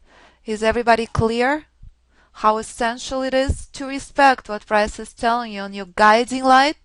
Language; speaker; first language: English; non-native, fluent; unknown